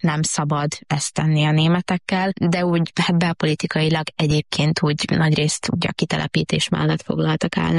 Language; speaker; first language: Hungarian; native; Hungarian